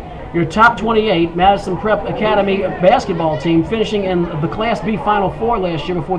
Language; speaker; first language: English; native; English